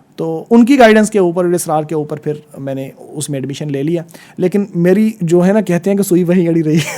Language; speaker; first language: Urdu; native; Urdu